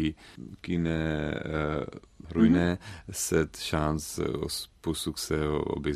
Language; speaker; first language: French; non-native, learner; Czech